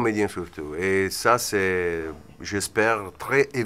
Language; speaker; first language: French; non-native, fluent; Italian